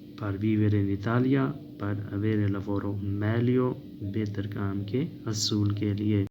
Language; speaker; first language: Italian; non-native, learner; Urdu